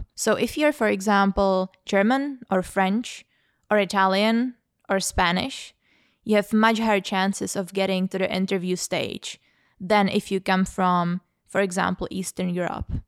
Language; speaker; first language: English; non-native, fluent; Czech